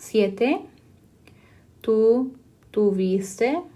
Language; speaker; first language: Spanish; non-native, fluent; English